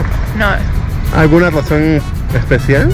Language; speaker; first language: Spanish; native; Spanish